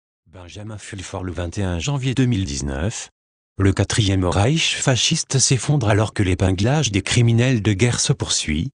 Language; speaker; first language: French; native; French